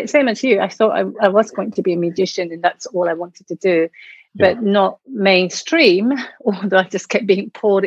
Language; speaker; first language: English; non-native, fluent; Japanese